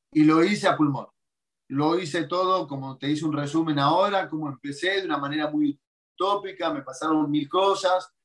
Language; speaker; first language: Spanish; native; Spanish